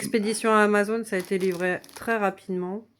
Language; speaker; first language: French; native; French